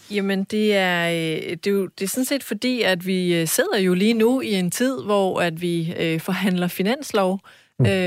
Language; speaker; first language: Danish; early bilingual, other home language; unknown